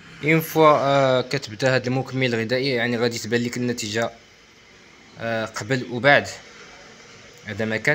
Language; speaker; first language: Arabic; native; Arabic